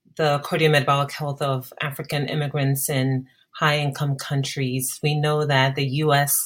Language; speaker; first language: English; non-native, local second language; Akan